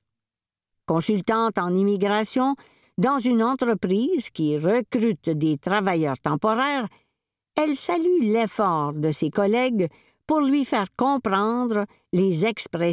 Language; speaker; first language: French; native; French